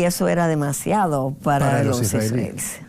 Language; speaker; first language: Spanish; non-native, fluent; English